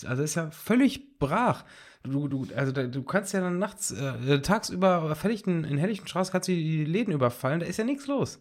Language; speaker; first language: German; native; German